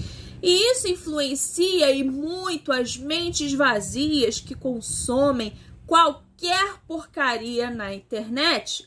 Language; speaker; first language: Portuguese; native; Portuguese